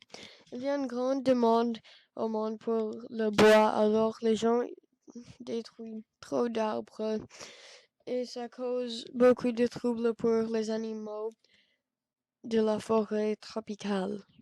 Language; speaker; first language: French; non-native, learner; English